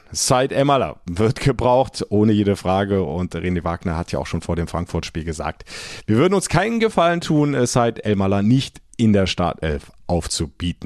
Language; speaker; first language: German; native; German